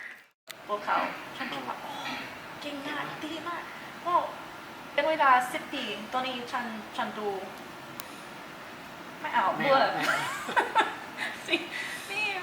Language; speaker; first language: Thai; non-native, learner; English